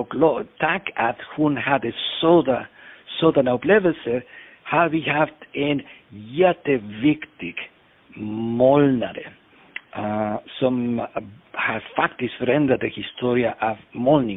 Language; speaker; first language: Swedish; non-native, fluent; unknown